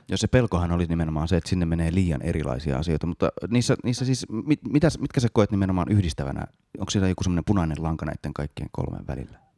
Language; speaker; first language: Finnish; native; Finnish